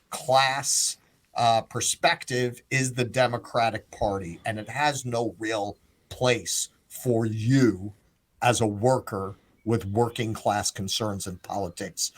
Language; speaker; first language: English; native; English